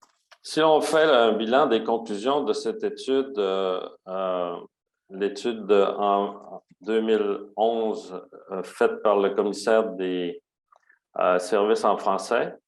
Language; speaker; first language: French; native; French